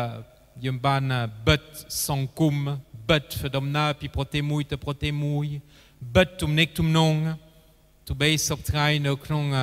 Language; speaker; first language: Khmer; non-native, fluent; French